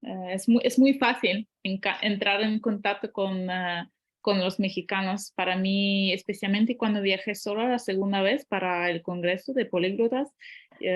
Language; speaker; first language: Spanish; non-native, fluent; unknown